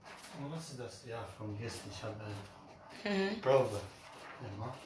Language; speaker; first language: German; non-native, learner; Dutch